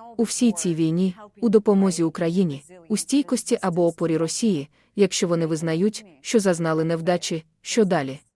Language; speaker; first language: Ukrainian; native; Ukrainian